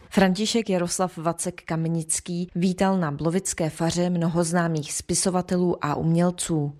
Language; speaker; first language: Czech; native; Czech